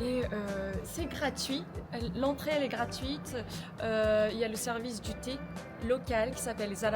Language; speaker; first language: French; non-native, fluent; Japanese